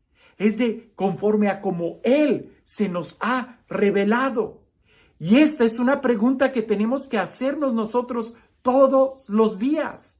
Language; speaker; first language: Spanish; native; Spanish